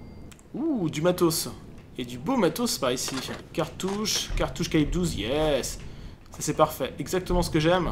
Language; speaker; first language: French; native; French